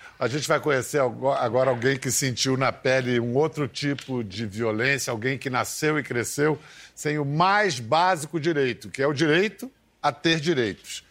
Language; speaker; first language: Portuguese; native; Portuguese